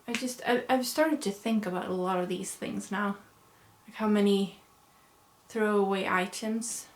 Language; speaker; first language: English; non-native, fluent; Swedish